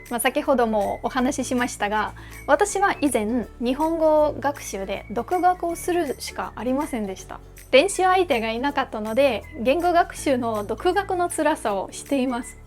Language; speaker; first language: Japanese; non-native, fluent; Russian